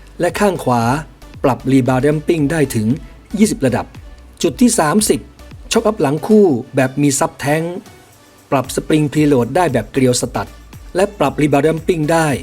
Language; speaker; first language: Thai; native; Thai